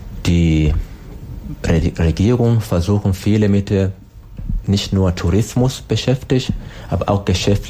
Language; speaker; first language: German; non-native, learner; Swahili